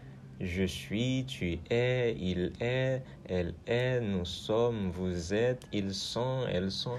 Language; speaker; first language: French; non-native, local second language; Haitian Creole